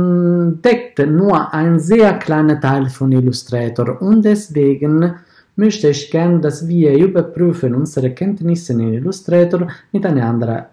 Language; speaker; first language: German; non-native, fluent; Italian